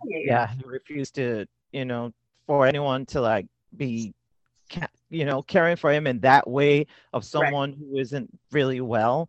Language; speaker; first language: English; non-native, local second language; Yoruba